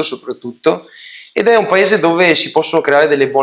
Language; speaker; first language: Italian; native; Italian